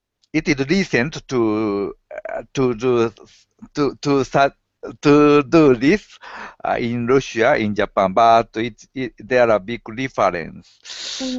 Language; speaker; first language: English; non-native, learner; Japanese